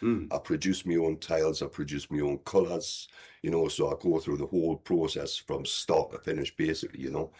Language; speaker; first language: English; native; English